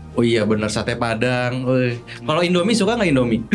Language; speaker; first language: Indonesian; native; Indonesian